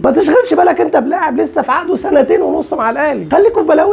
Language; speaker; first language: Arabic; native; Arabic